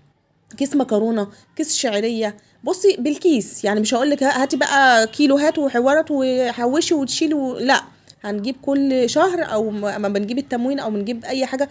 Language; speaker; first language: Arabic; native; Arabic